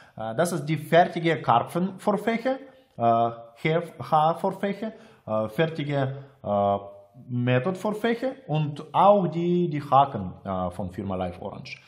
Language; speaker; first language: German; non-native, learner; Russian